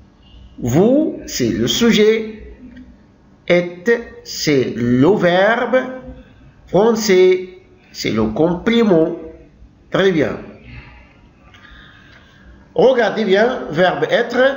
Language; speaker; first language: French; non-native, local second language; Arabic